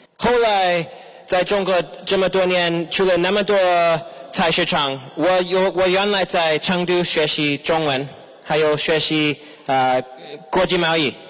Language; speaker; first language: Chinese; non-native, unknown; English